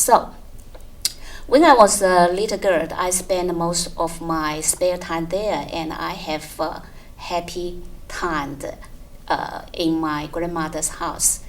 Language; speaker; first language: English; non-native, fluent; Chinese